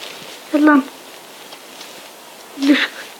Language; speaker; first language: Turkish; native; Turkish